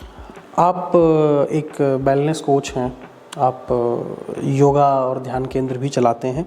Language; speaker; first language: Hindi; native; Hindi